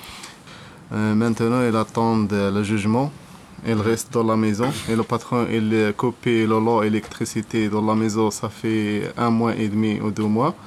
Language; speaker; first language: French; non-native, learner; Arabic